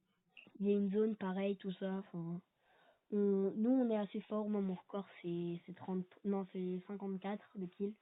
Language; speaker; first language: French; native; French